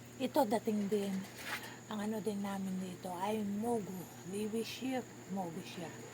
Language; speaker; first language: Filipino; native; Filipino